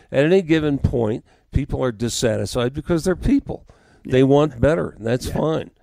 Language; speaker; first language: English; native; English